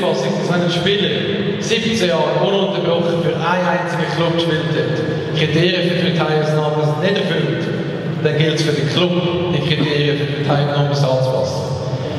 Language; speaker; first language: German; native; German